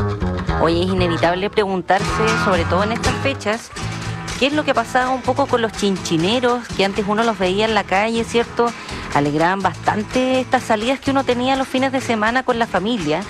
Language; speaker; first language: Spanish; native; Spanish